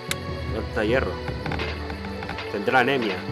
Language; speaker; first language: Spanish; native; Spanish